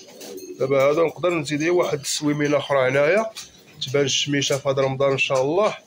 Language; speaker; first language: Arabic; native; Arabic